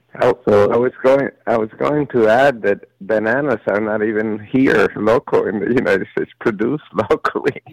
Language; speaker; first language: English; early bilingual, other home language; Spanish